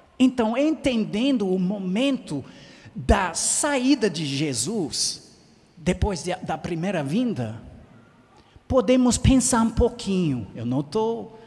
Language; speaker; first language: Portuguese; non-native, fluent; English